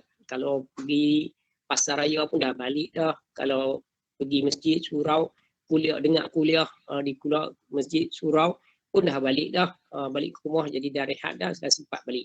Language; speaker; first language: Malay; native; Malay